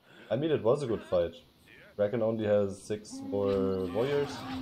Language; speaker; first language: English; non-native, fluent; German